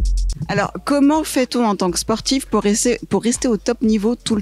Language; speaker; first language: French; native; French